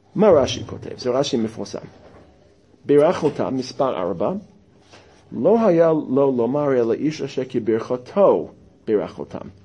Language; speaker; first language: Hebrew; non-native, fluent; English